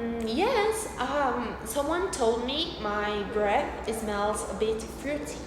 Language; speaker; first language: English; non-native, fluent; Portuguese